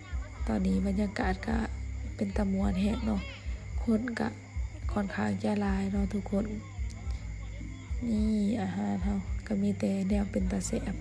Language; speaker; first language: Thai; non-native, local second language; Northeastern Thai